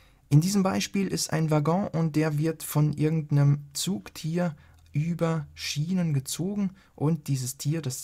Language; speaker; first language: German; native; German